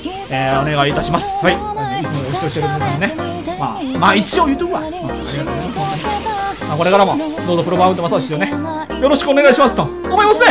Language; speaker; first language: Japanese; native; Japanese